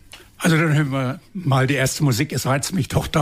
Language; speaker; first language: German; native; German